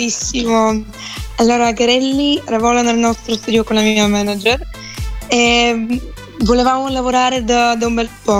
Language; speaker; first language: Italian; non-native, fluent; Bulgarian